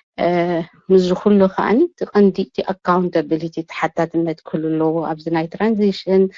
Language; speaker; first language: Tigrinya; non-native, local second language; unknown